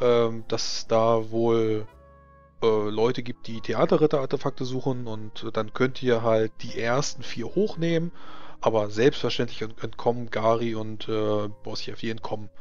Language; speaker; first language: German; native; German